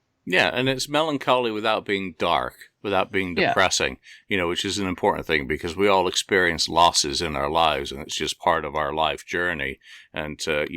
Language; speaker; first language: English; native; English